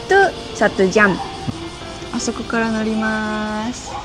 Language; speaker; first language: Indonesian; non-native, learner; Japanese